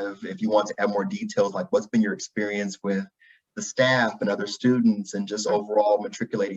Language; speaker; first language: English; native; English